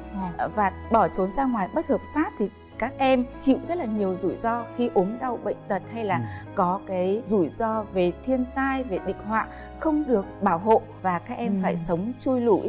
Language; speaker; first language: Vietnamese; native; Vietnamese